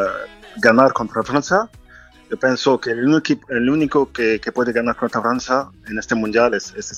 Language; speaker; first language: Spanish; non-native, fluent; French